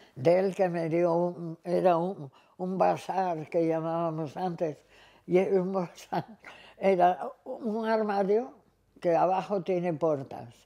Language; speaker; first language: Spanish; native; Spanish